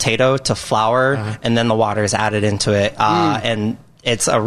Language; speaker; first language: English; native; English